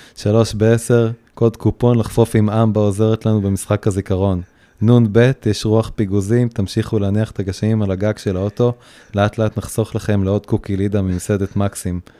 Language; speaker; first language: Hebrew; native; Hebrew